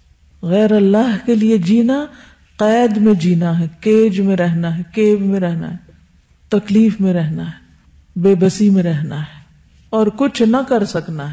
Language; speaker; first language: Urdu; native; Urdu